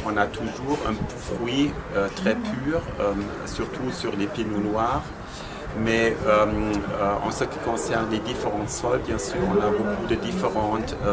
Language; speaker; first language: French; non-native, fluent; German